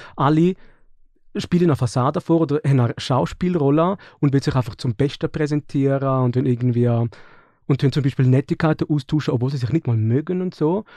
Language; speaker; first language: German; early bilingual, other home language; Serbian